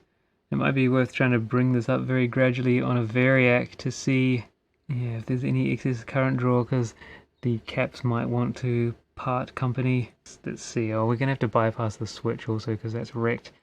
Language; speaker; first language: English; native; English